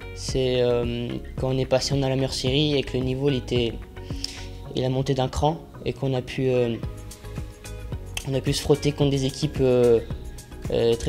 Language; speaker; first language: French; early bilingual, other home language; Afrikaans